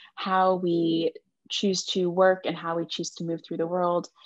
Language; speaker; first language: English; native; English